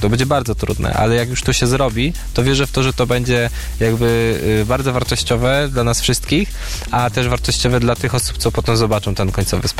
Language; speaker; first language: Polish; native; Polish